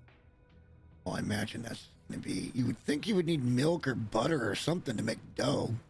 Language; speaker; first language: English; native; English